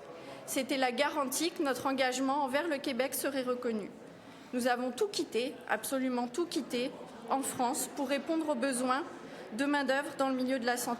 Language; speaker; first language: French; native; French